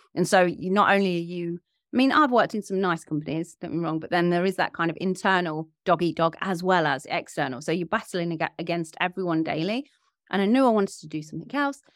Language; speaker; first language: English; native; English